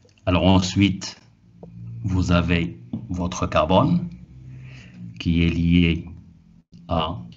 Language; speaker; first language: French; non-native, local second language; Arabic